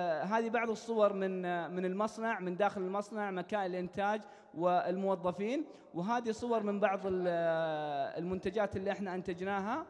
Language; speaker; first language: Arabic; native; Arabic